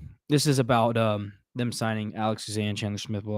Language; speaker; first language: English; native; English